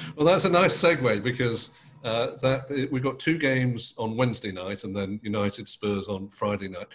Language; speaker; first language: English; native; English